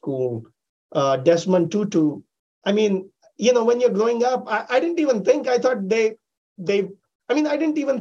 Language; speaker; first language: English; non-native, local second language; Hindi